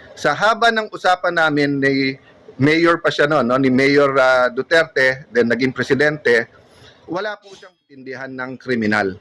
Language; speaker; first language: Filipino; native; Filipino